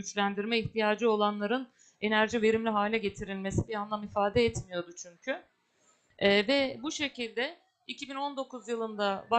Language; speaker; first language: Turkish; native; Turkish